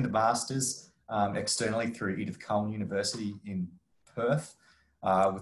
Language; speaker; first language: English; native; English